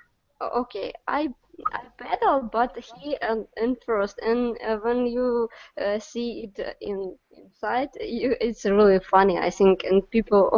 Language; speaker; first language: English; non-native, learner; Russian